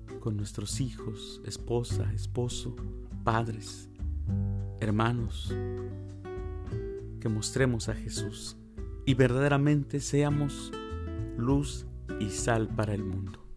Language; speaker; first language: Spanish; native; Spanish